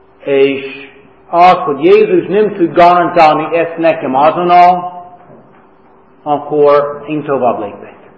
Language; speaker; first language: Hungarian; non-native, fluent; English